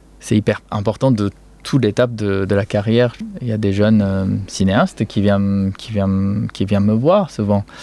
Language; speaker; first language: French; non-native, fluent; Japanese